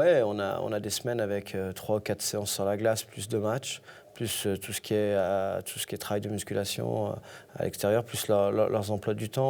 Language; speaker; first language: French; native; French